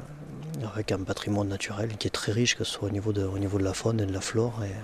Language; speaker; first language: French; native; French